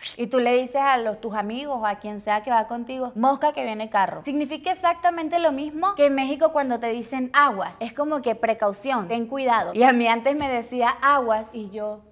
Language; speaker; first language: Spanish; native; Spanish